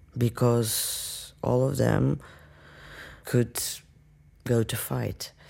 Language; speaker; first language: English; non-native, fluent; Russian